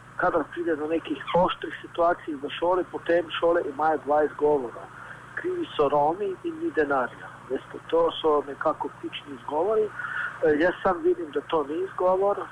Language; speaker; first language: Slovenian; non-native, local second language; Romany